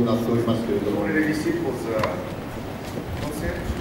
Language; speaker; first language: English; non-native, learner; Japanese